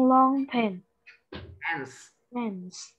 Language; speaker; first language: English; non-native, learner; Vietnamese